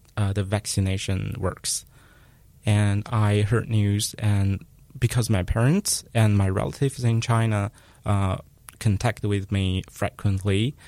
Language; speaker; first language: English; non-native, fluent; Chinese